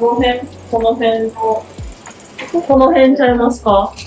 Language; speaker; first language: Japanese; native; Japanese